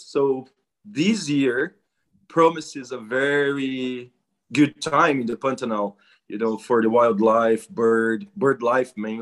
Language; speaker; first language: English; non-native, fluent; Portuguese